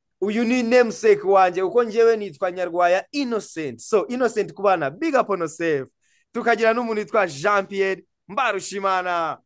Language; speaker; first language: Kinyarwanda; native; Kinyarwanda